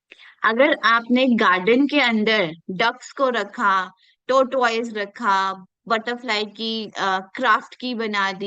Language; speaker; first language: Hindi; native; Hindi